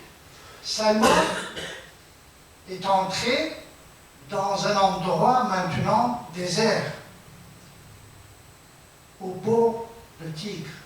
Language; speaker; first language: French; non-native, fluent; Persian